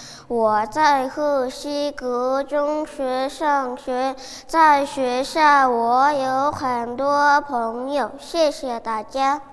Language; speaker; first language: Chinese; non-native, learner; Mongolian